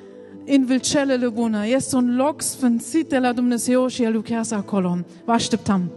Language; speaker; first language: Romanian; non-native, learner; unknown